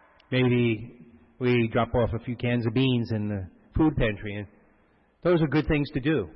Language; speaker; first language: English; native; English